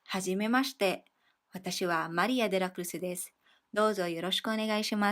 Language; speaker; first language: Japanese; non-native, fluent; Filipino